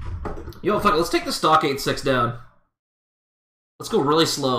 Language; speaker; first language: English; native; English